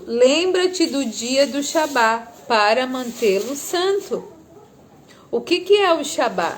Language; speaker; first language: Portuguese; native; Portuguese